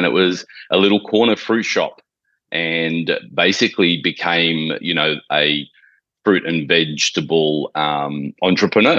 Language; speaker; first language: English; native; English